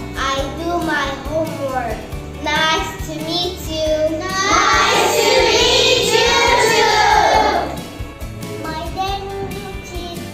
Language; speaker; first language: English; non-native, learner; Arabic